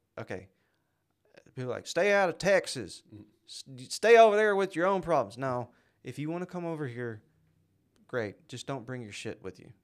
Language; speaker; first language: English; native; English